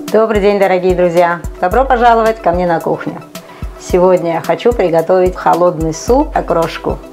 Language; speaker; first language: Russian; non-native, local second language; Georgian